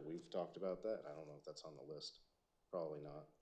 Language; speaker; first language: English; native; English